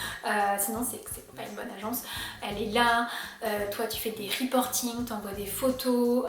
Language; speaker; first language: French; native; French